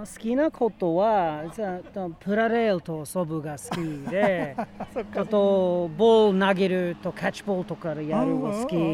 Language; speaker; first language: Japanese; non-native, learner; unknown